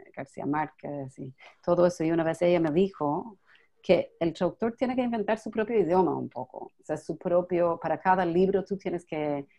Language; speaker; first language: Spanish; non-native, fluent; English